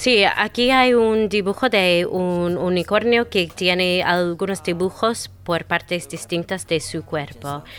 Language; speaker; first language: Spanish; non-native, fluent; English